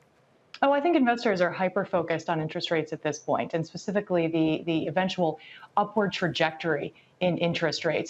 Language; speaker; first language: English; native; English